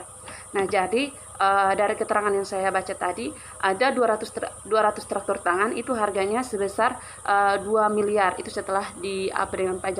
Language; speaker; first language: Indonesian; native; Indonesian